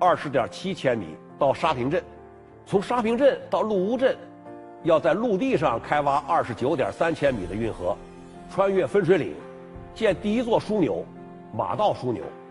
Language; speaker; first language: Chinese; native; Chinese